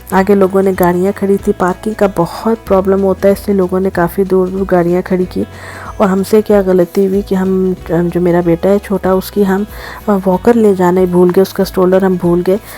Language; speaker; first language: Urdu; native; Urdu